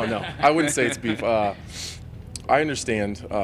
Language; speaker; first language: English; native; English